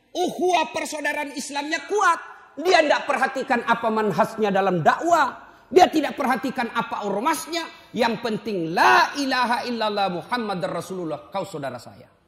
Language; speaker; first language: Indonesian; non-native, local second language; Buginese